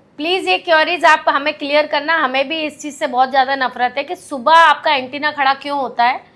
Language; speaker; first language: Hindi; native; Hindi